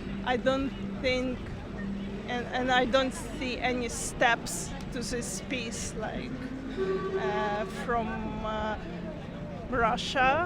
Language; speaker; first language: English; non-native, learner; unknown